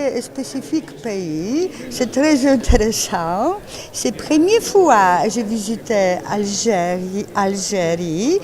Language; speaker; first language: French; non-native, learner; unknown